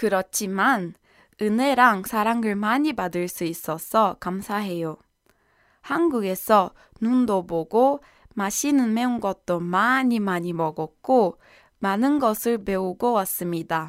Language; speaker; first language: Korean; non-native, learner; Portuguese